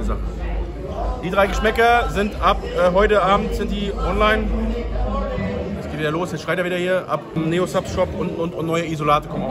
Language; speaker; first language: German; native; German